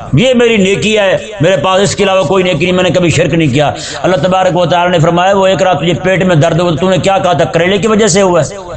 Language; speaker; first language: Urdu; non-native, local second language; Punjabi